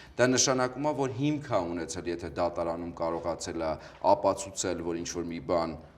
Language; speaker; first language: Armenian; native; Armenian